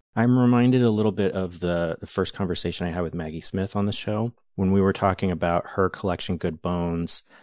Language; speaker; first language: English; native; English